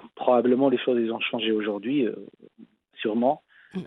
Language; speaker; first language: French; non-native, local second language; Arabic